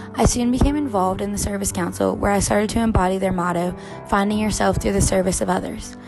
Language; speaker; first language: English; native; English